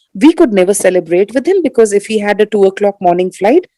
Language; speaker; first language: English; non-native, local second language; Hindi